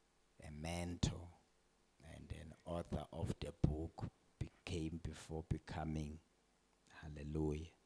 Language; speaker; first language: English; non-native, local second language; Xhosa